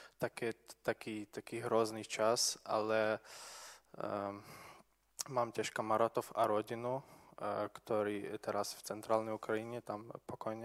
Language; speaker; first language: Slovak; non-native, local second language; Ukrainian